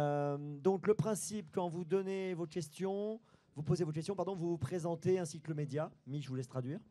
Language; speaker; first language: French; native; French